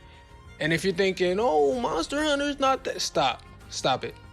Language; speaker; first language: English; native; English